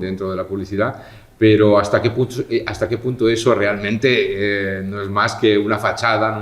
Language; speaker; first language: Spanish; native; Spanish